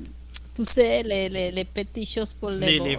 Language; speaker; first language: French; non-native, fluent; Spanish